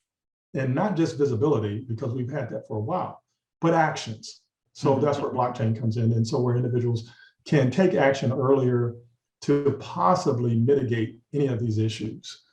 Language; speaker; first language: English; native; English